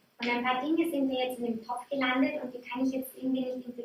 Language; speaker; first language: German; native; German